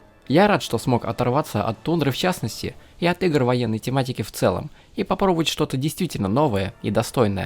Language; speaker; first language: Russian; native; Russian